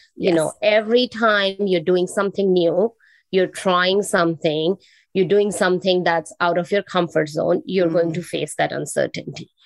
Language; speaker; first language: English; non-native, local second language; Hindi